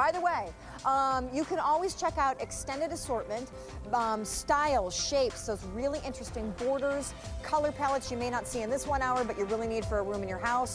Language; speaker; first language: English; native; English